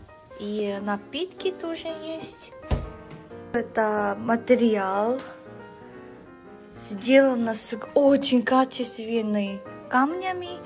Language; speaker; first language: Russian; non-native, learner; Korean